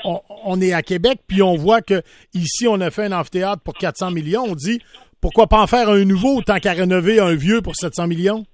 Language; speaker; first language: French; native; French